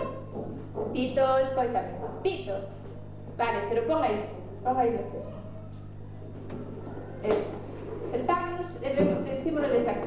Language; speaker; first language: Spanish; native; Spanish